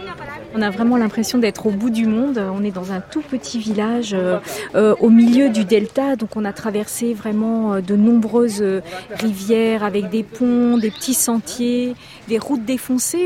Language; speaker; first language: French; native; French